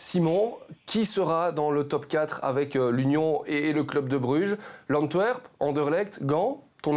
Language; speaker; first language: French; native; French